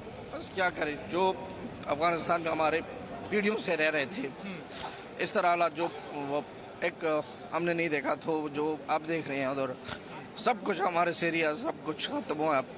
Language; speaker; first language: Hindi; non-native, fluent; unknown